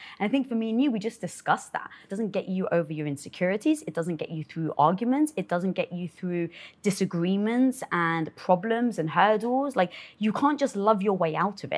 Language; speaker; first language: English; native; English